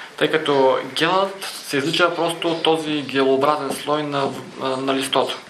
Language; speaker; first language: Bulgarian; native; Bulgarian